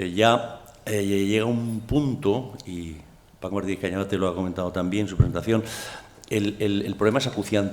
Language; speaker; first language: Spanish; native; Spanish